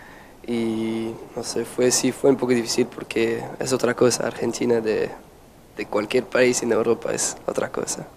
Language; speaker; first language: Spanish; non-native, fluent; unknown